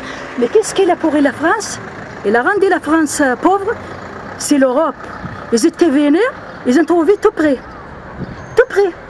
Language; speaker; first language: French; non-native, fluent; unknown